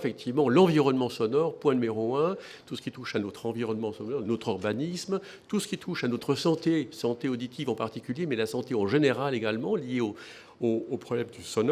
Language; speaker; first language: French; native; French